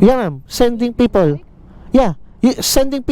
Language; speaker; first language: English; non-native, learner; Filipino